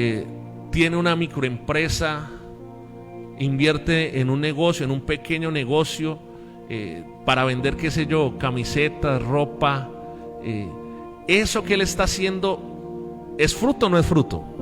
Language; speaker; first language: Spanish; native; Spanish